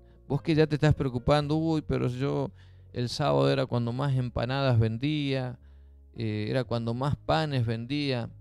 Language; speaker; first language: Spanish; native; Spanish